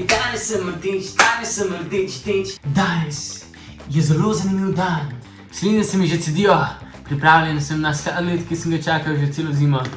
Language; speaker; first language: Slovenian; native; Slovenian